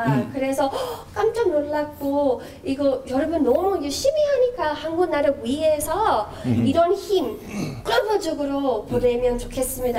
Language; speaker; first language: Korean; non-native, learner; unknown